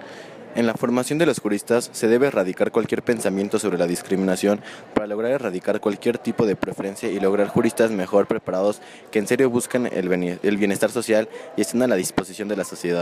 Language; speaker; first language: Spanish; native; Spanish